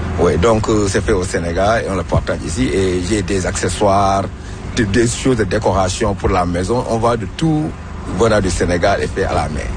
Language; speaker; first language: French; non-native, local second language; Wolof